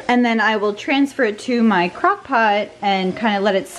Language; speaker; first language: English; native; English